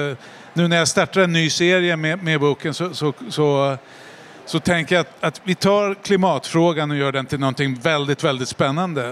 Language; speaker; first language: Swedish; native; Swedish